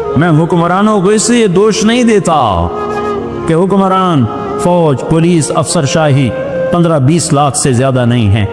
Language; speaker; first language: Urdu; non-native, local second language; Punjabi